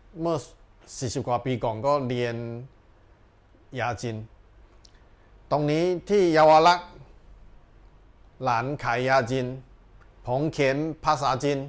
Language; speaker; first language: Thai; non-native, learner; Chinese